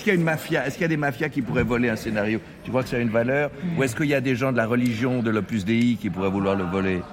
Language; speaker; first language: French; native; French